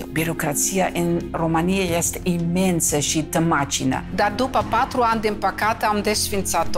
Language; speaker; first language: Romanian; non-native, fluent; Dutch